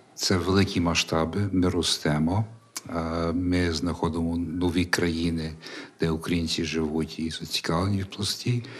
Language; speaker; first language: Ukrainian; early bilingual, heritage; Ukrainian